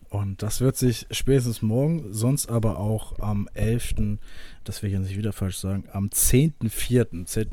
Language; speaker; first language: German; native; German